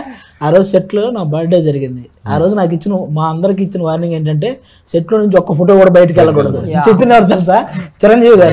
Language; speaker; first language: Telugu; native; Telugu